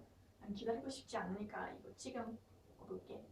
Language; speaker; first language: Korean; non-native, learner; English